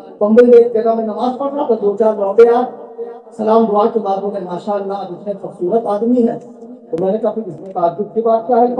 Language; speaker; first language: Urdu; native; Urdu